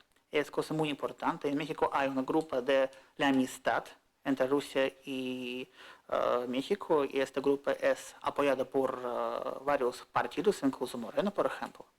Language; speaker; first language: Spanish; non-native, fluent; Russian